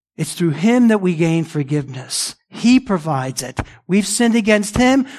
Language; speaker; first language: English; early bilingual, other home language; Italian